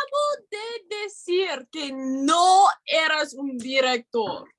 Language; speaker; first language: Spanish; non-native, learner; English